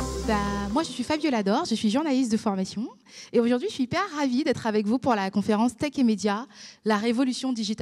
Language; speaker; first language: French; native; French